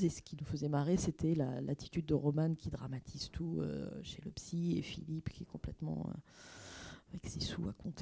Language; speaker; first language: French; native; French